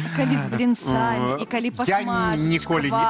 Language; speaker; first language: Belarusian; native; Belarusian